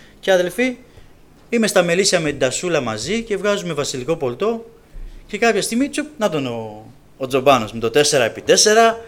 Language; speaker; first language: Greek; native; Greek